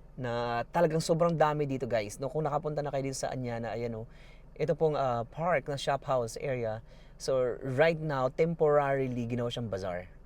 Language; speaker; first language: Filipino; non-native, local second language; Cebuano